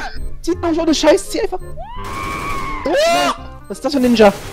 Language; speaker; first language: German; native; German